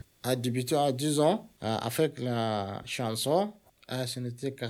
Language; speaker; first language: French; non-native, learner; Arabic